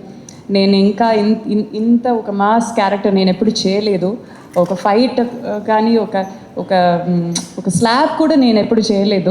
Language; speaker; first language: Telugu; non-native, fluent; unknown